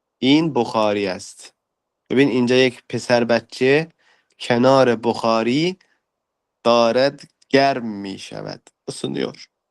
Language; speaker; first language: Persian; non-native, fluent; Turkish